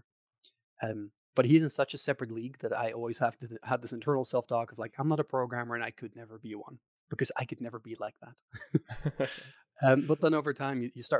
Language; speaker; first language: English; non-native, fluent; Dutch